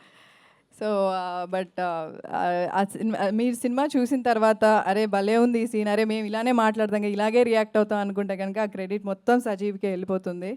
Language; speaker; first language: Telugu; native; Telugu